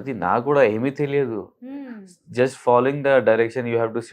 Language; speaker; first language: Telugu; non-native, local second language; Urdu